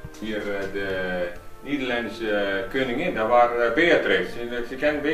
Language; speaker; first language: German; non-native, learner; Dutch